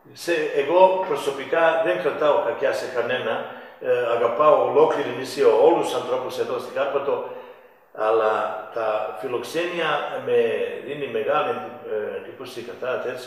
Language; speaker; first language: Greek; non-native, fluent; Serbian